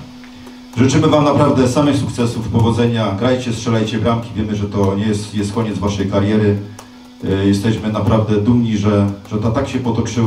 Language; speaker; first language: Polish; native; Polish